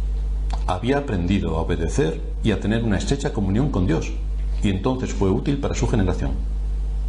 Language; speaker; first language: Spanish; native; Spanish